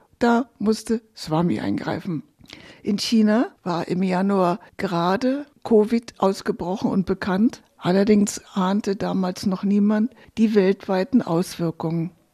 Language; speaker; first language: German; native; German